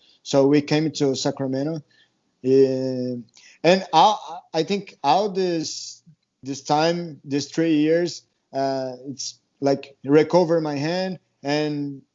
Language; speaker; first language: English; non-native, learner; Portuguese